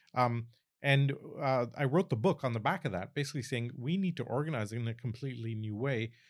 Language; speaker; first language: English; early bilingual, other home language; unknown